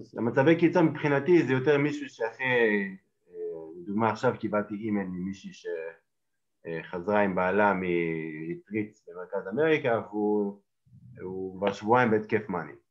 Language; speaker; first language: Hebrew; native; Hebrew